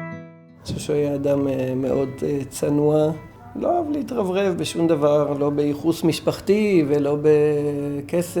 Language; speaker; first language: Hebrew; early bilingual, other home language; English